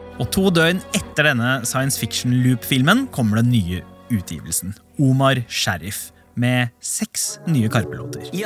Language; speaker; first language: Norwegian; early bilingual, other home language; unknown